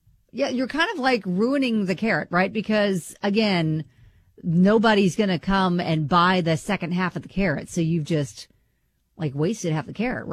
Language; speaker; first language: English; native; English